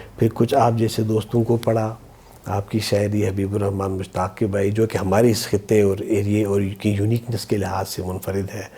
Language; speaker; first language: Urdu; non-native, local second language; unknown